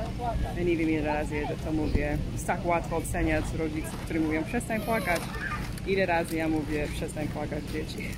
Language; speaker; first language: Polish; non-native, fluent; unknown